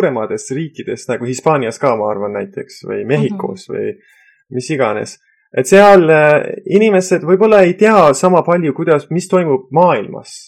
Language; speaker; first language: Estonian; non-native, fluent; Persian